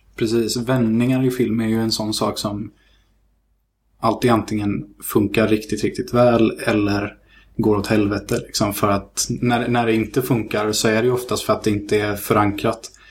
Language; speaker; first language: Swedish; native; Swedish